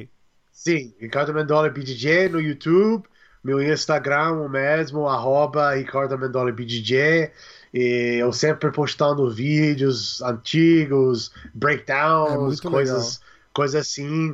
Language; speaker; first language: Portuguese; non-native, learner; English